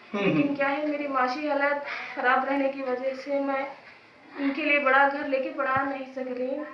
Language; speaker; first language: Hindi; non-native, local second language; Urdu